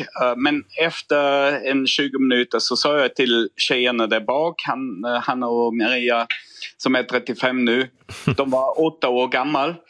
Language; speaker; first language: Swedish; non-native, fluent; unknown